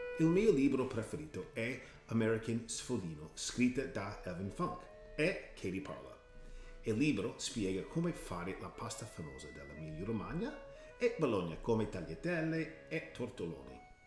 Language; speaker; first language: Italian; non-native, learner; English